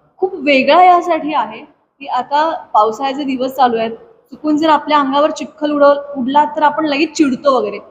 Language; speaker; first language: Marathi; native; Marathi